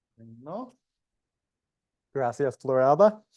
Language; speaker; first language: Spanish; non-native, learner; English